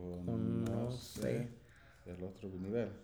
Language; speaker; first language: Spanish; non-native, fluent; English